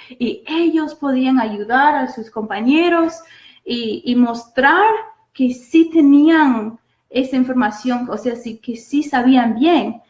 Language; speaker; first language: Spanish; non-native, fluent; English